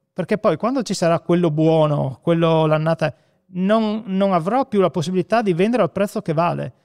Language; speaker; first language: Italian; native; Italian